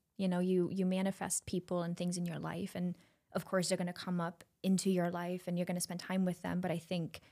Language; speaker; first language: English; non-native, fluent; German